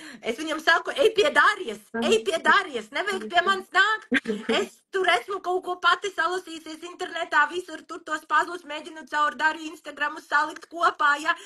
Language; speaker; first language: Latvian; non-native, local second language; Russian